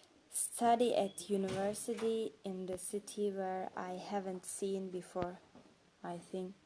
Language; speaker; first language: English; non-native, fluent; Turkish